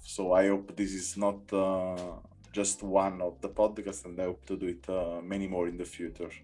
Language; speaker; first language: English; non-native, learner; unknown